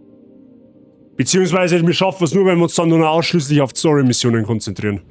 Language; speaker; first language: German; native; German